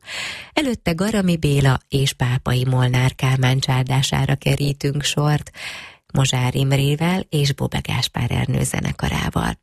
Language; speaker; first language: Hungarian; native; Hungarian